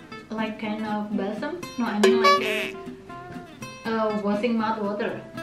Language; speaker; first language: English; non-native, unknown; Indonesian